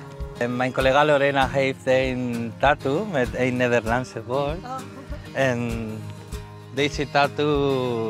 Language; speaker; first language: Dutch; non-native, learner; Spanish